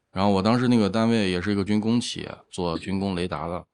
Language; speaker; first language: Chinese; native; Chinese